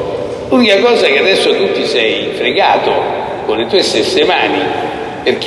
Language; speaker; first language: Italian; native; Italian